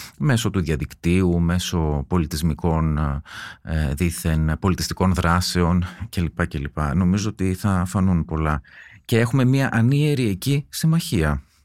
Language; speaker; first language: Greek; native; Greek